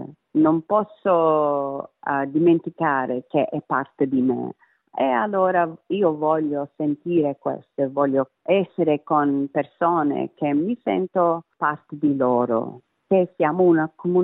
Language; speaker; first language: Italian; early bilingual, heritage; Italian